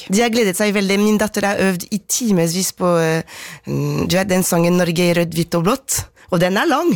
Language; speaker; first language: Norwegian; non-native, fluent; French